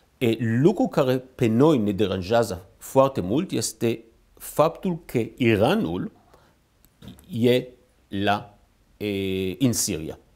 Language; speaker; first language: Romanian; non-native, fluent; Hebrew